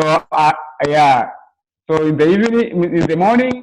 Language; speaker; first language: English; non-native, local second language; Swahili